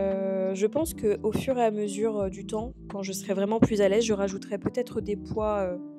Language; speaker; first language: French; native; French